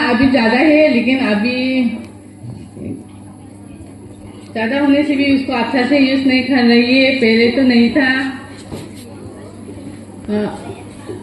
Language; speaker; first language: Hindi; non-native, local second language; Garo